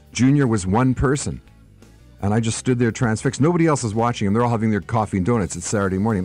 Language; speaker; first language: English; native; English